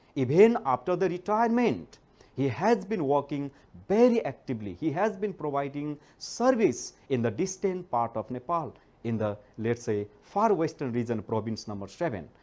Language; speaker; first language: English; non-native, local second language; Nepali